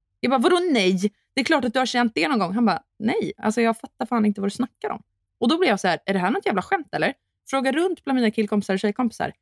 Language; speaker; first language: Swedish; native; Swedish